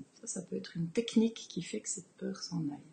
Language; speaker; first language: French; native; French